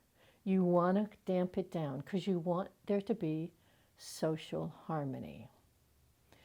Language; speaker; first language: English; native; English